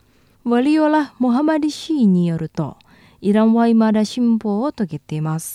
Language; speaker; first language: Japanese; non-native, fluent; Indonesian